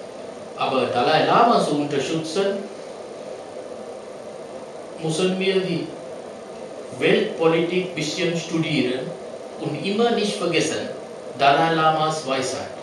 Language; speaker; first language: German; non-native, learner; Sinhala